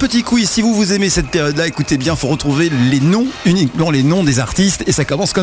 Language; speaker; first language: French; native; French